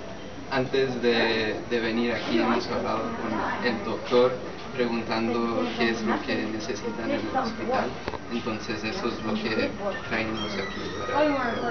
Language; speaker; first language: Spanish; non-native, fluent; English